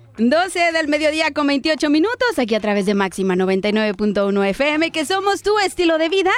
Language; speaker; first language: Spanish; native; Spanish